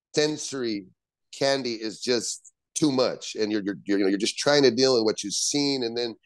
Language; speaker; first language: English; native; English